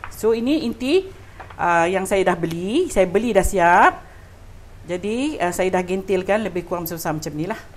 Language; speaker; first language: Malay; native; Malay